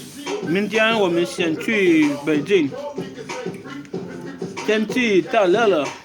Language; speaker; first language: Chinese; non-native, learner; Spanish